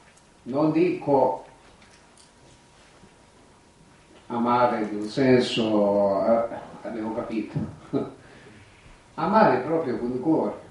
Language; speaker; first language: Italian; non-native, fluent; Croatian